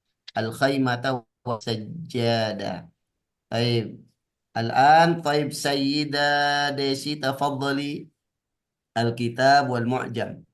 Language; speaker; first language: Arabic; non-native, fluent; Indonesian